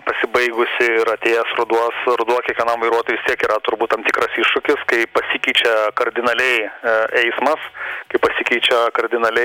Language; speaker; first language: Lithuanian; native; Lithuanian